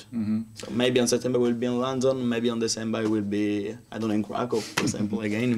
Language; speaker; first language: English; non-native, learner; Italian